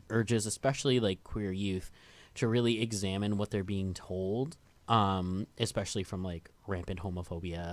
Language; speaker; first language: English; native; English